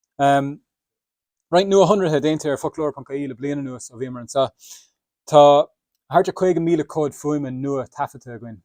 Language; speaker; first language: Irish; native; Irish